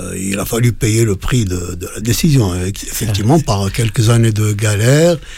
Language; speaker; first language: French; non-native, local second language; Kabyle